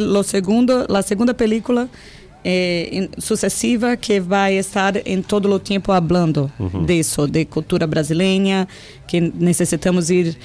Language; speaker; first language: Spanish; non-native, learner; Portuguese